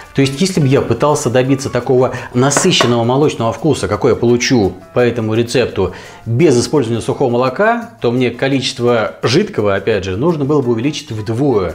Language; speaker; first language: Russian; native; Russian